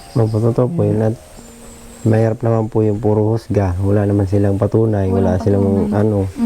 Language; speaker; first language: Filipino; non-native, local second language; Bikol